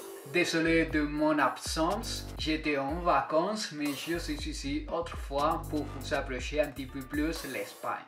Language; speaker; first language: French; non-native, fluent; Spanish